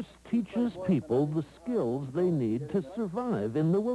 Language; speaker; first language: English; native; English